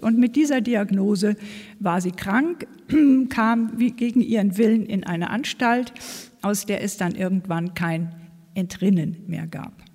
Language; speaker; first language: German; native; German